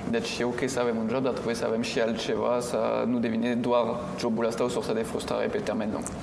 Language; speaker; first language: Romanian; non-native, fluent; French